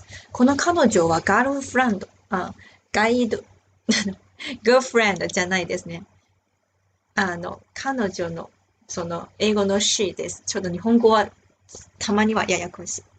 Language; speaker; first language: Japanese; non-native, fluent; Chinese